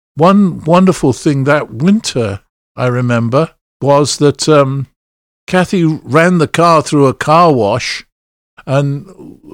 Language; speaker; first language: English; native; English